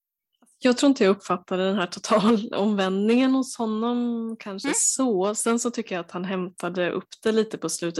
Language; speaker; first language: Swedish; native; Swedish